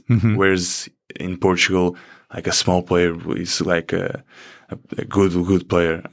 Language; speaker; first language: English; non-native, fluent; Portuguese